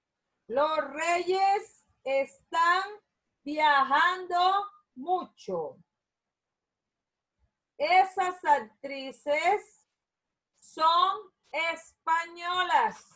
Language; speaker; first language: Spanish; non-native, learner; Portuguese